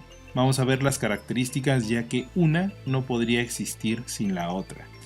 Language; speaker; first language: Spanish; native; Spanish